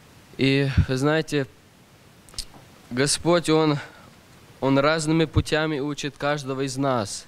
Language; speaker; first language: Russian; early bilingual, heritage; Russian